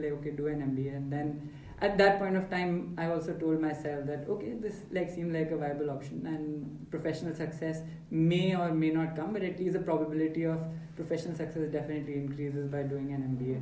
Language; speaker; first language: English; non-native, local second language; Hindi